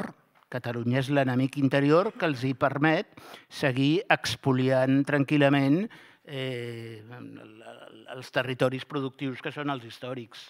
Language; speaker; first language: Catalan; native; Catalan